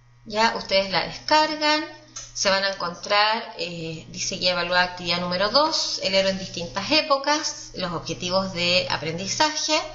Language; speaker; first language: Spanish; native; Spanish